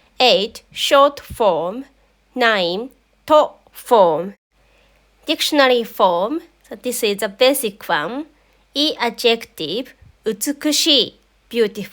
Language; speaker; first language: English; non-native, fluent; Japanese